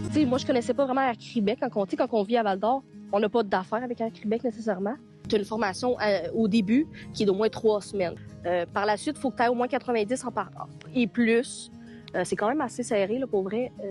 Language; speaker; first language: French; native; French